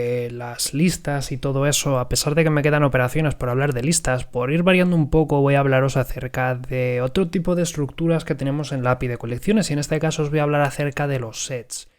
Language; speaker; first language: Spanish; native; Spanish